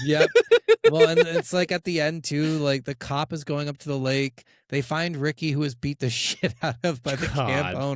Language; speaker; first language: English; native; English